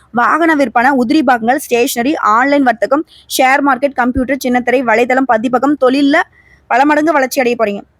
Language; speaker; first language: Tamil; native; Tamil